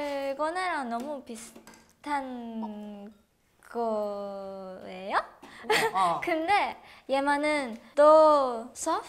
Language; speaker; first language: Korean; non-native, learner; Filipino